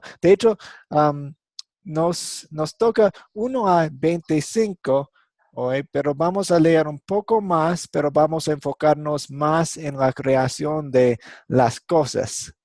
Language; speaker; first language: Spanish; non-native, fluent; English